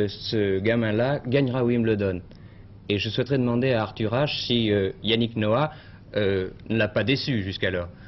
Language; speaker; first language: French; native; French